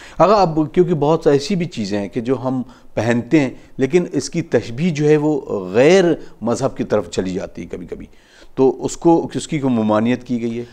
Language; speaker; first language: Urdu; native; Urdu